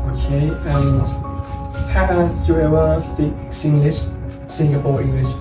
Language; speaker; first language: English; non-native, learner; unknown